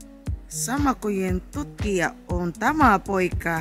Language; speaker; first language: Finnish; non-native, learner; Filipino